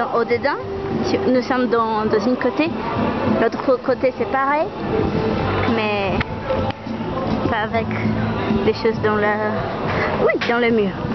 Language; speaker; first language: French; non-native, learner; Portuguese